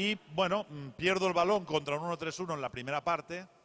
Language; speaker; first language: Spanish; native; Spanish